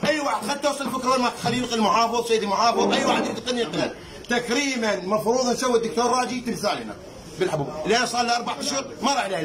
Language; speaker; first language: Arabic; native; Arabic